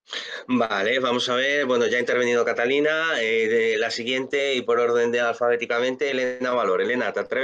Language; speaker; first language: Spanish; native; Spanish